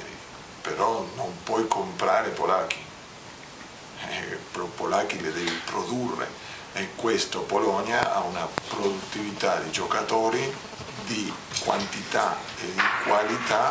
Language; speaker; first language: Italian; non-native, fluent; Spanish